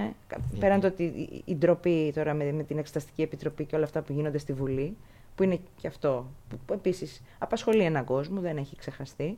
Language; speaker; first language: Greek; native; Greek